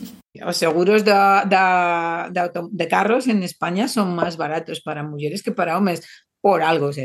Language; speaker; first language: Portuguese; non-native, fluent; Spanish